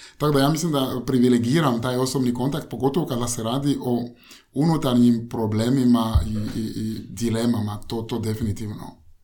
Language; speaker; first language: Croatian; non-native, fluent; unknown